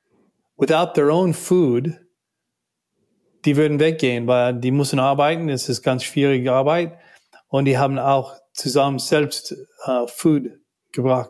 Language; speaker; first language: German; non-native, learner; English